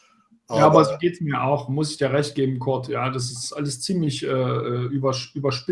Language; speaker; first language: German; native; German